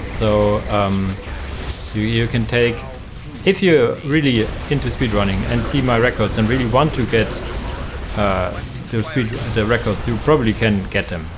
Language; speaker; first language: English; non-native, fluent; German